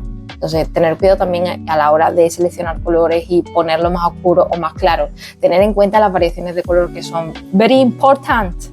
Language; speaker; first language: Spanish; native; Spanish